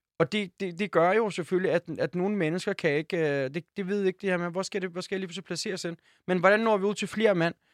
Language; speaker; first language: Danish; early bilingual, other home language; Turkish